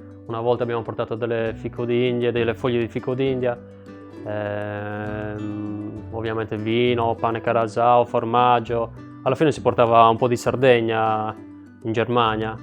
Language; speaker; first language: Italian; early bilingual, other home language; German